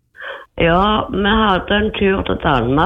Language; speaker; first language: German; non-native, learner; Norwegian